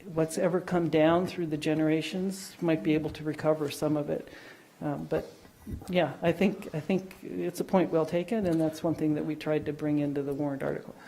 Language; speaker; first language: English; non-native, fluent; Dutch